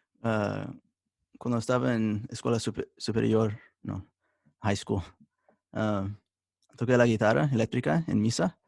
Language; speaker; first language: Spanish; early bilingual, heritage; Spanish